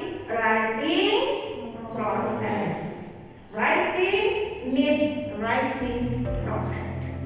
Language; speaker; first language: English; non-native, fluent; Indonesian